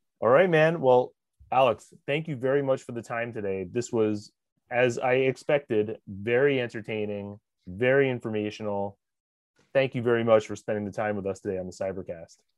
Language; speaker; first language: English; native; English